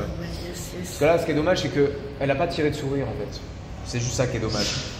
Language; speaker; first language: French; native; French